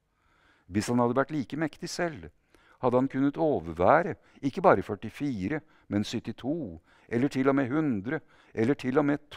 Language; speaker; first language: Norwegian; native; Norwegian